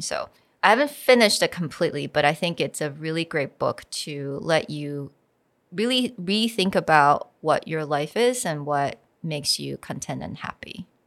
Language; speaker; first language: English; non-native, fluent; Chinese